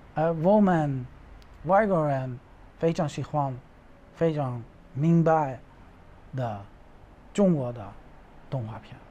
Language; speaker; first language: Chinese; non-native, learner; Dutch